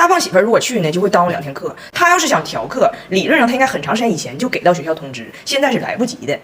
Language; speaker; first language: Chinese; native; Chinese